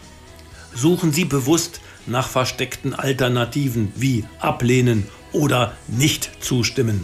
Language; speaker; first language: German; native; German